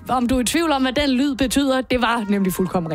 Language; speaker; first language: Danish; native; Danish